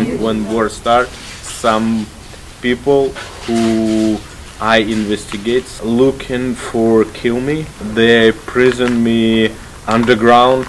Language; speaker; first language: English; non-native, learner; Ukrainian